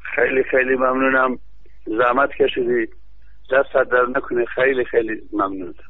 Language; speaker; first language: Persian; non-native, local second language; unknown